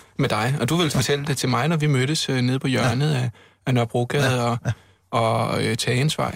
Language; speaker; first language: Danish; native; Danish